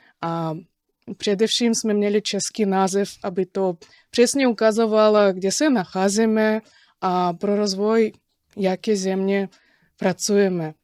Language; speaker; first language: Czech; non-native, fluent; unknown